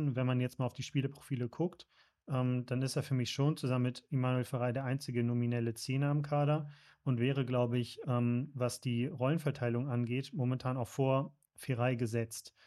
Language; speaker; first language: German; native; German